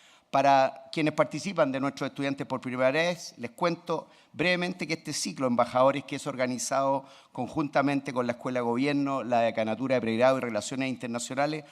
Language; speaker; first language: Spanish; native; Spanish